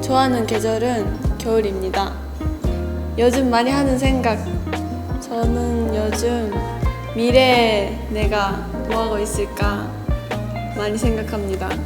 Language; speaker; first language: Korean; non-native, fluent; Japanese